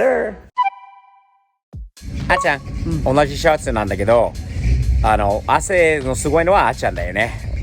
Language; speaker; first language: Japanese; non-native, fluent; English